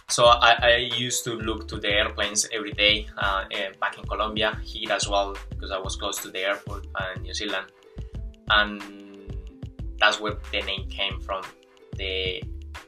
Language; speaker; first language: English; non-native, fluent; Spanish